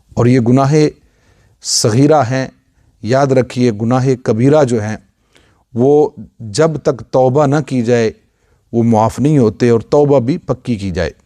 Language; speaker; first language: Urdu; non-native, local second language; Punjabi